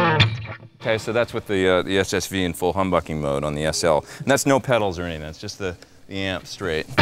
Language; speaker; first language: English; native; English